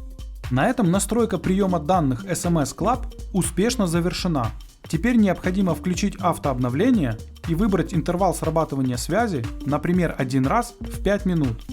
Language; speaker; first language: Russian; native; Russian